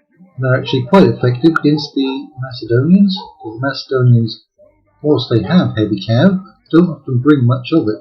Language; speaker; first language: English; native; English